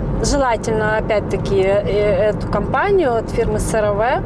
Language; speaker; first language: Russian; native; Russian